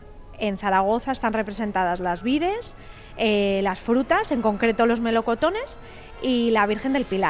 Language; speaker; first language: Spanish; native; Spanish